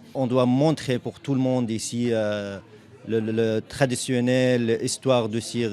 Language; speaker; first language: French; non-native, learner; Arabic